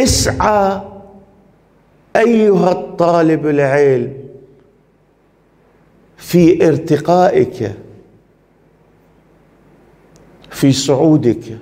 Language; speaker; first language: Arabic; non-native, fluent; Persian